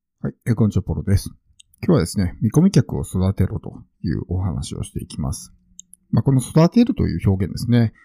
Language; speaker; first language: Japanese; native; Japanese